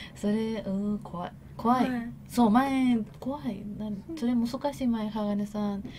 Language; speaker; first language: Japanese; non-native, learner; Spanish